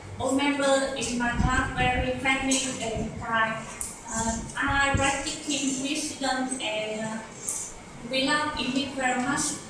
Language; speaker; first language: English; non-native, learner; Vietnamese